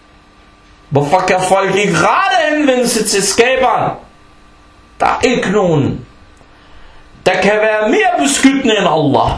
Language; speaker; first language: Danish; early bilingual, other home language; Arabic